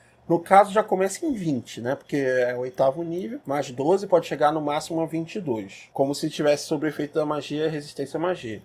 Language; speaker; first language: Portuguese; native; Portuguese